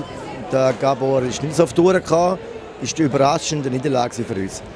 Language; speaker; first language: German; native; German